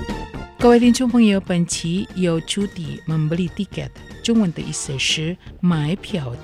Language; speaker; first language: Chinese; non-native, fluent; Indonesian